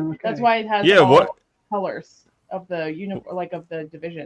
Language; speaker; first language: English; native; English